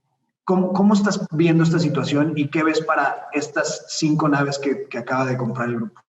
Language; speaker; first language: Spanish; native; Spanish